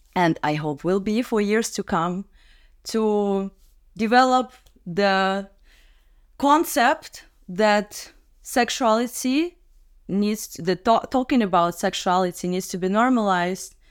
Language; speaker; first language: English; non-native, fluent; Russian